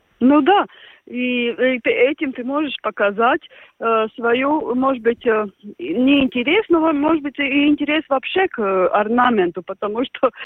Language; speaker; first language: Russian; non-native, local second language; Latvian